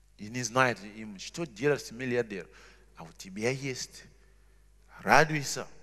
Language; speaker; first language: Russian; non-native, fluent; Shona